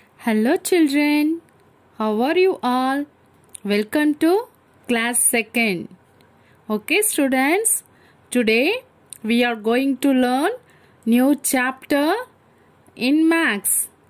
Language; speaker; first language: English; non-native, local second language; Tamil